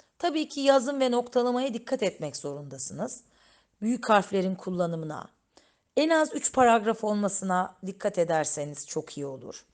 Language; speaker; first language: Turkish; native; Turkish